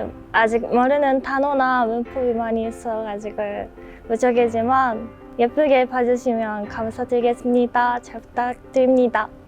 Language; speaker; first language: Korean; non-native, learner; Japanese